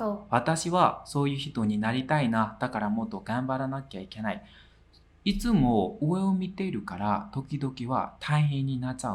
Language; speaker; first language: Japanese; non-native, fluent; Burmese